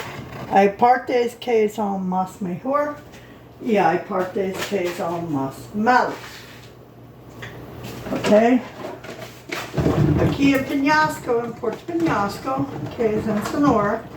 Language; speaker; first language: Spanish; non-native, learner; English